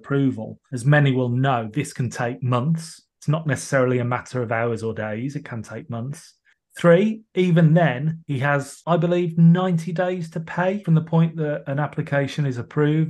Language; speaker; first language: English; native; English